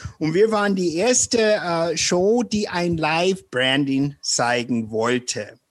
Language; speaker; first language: German; non-native, fluent; English